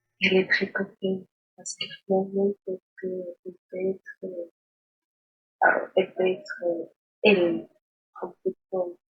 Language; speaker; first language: French; non-native, learner; Spanish